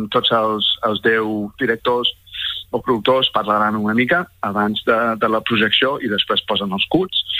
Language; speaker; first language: Catalan; non-native, fluent; English